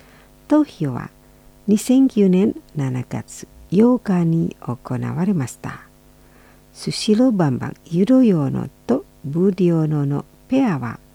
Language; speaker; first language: Japanese; non-native, fluent; Indonesian